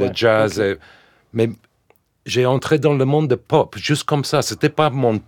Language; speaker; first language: French; non-native, fluent; English